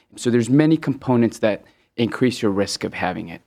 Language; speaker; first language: English; early bilingual, other home language; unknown